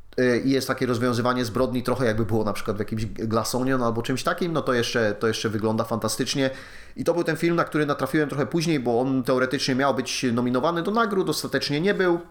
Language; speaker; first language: Polish; native; Polish